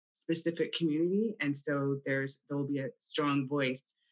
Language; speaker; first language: English; native; English